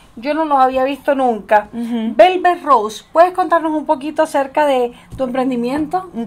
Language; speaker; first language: Spanish; native; Spanish